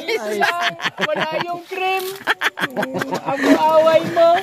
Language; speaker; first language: Filipino; non-native, local second language; Cebuano